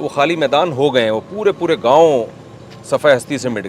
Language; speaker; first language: Urdu; native; Urdu